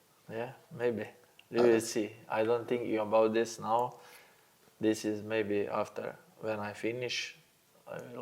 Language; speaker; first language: English; non-native, learner; Slovenian